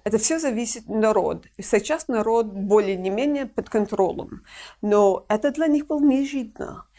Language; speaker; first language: Russian; non-native, fluent; English